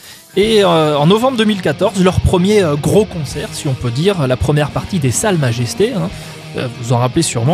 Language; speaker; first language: French; native; French